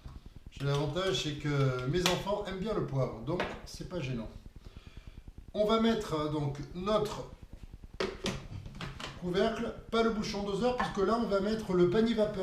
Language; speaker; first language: French; native; French